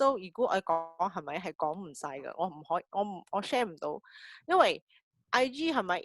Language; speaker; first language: Chinese; native; Chinese